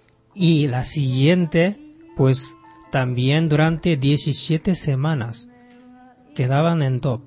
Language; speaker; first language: Spanish; non-native, fluent; Japanese